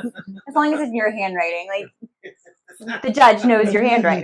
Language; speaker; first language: English; native; English